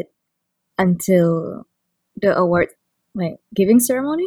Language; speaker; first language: English; non-native, local second language; Malay